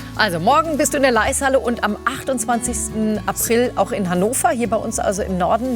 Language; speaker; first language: German; native; German